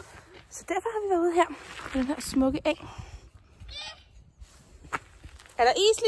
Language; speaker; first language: Danish; native; Danish